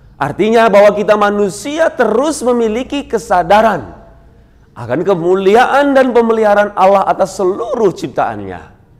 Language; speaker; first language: Indonesian; non-native, local second language; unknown